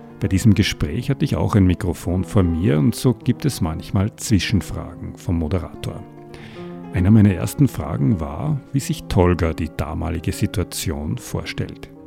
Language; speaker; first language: German; native; German